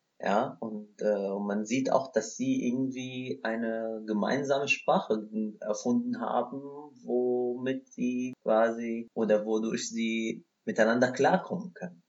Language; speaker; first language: German; non-native, fluent; Arabic